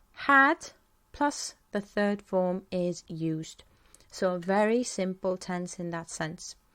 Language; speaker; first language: English; non-native, fluent; Estonian